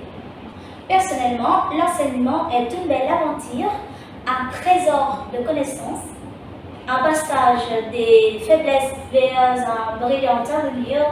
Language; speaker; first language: French; non-native, local second language; Khmer